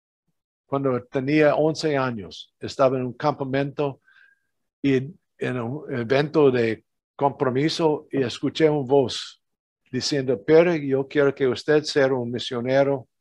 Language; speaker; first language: Spanish; non-native, fluent; English